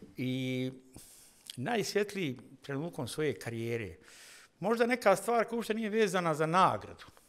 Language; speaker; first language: Bosnian; native; Bosnian